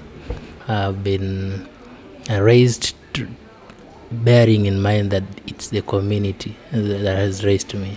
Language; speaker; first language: English; non-native, local second language; Kalenjin